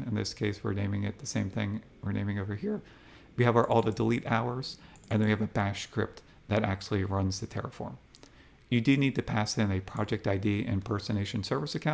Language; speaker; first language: English; native; English